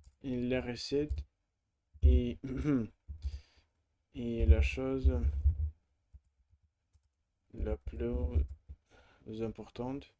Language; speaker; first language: French; non-native, learner; Russian